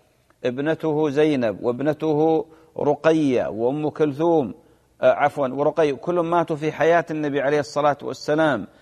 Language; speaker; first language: Arabic; native; Arabic